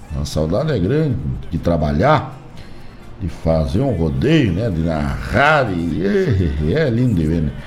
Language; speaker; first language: Portuguese; native; Portuguese